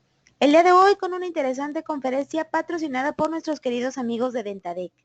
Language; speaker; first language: Spanish; native; Spanish